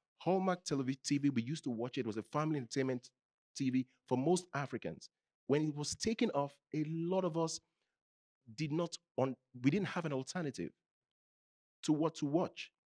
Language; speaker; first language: English; non-native, local second language; Yoruba